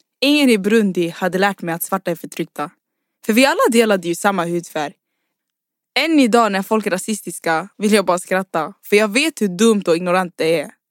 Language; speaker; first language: Swedish; early bilingual, other home language; Rundi